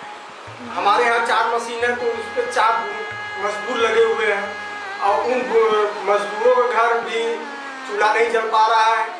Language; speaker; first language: Hindi; native; Hindi